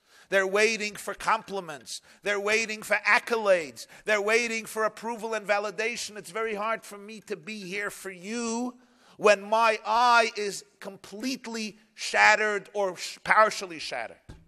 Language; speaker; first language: English; native; English